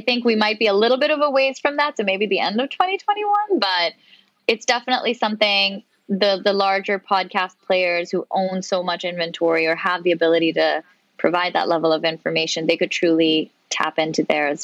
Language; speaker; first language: English; non-native, local second language; Urdu